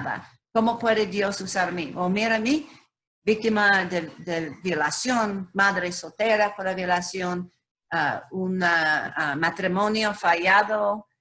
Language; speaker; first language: Spanish; non-native, learner; English